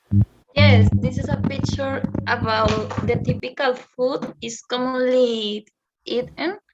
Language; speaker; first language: English; non-native, learner; Spanish